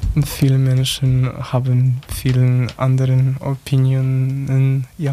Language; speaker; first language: German; non-native, learner; Polish